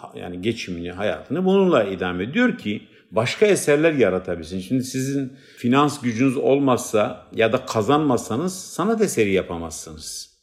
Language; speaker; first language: Turkish; non-native, local second language; Kurdish